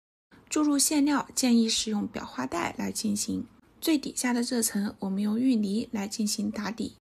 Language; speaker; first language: Chinese; native; Chinese